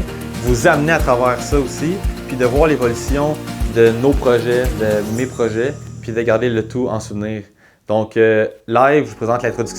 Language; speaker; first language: French; native; French